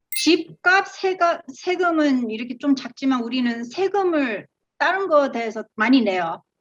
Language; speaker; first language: Korean; early bilingual, heritage; Korean